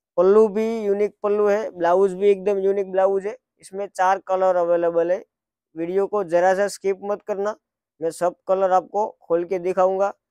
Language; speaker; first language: Hindi; non-native, local second language; Gujarati